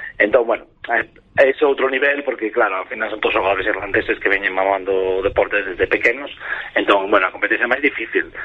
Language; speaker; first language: Galician; non-native, local second language; Spanish